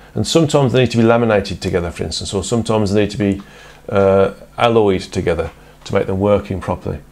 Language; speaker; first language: English; native; English